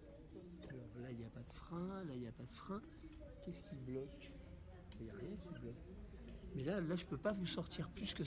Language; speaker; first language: French; native; French